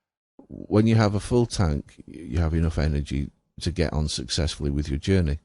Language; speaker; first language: English; native; English